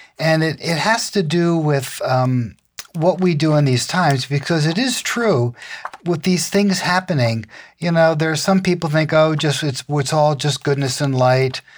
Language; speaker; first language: English; native; English